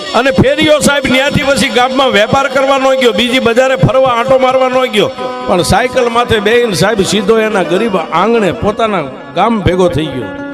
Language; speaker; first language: Gujarati; native; Gujarati